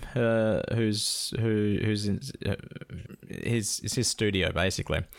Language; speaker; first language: English; native; English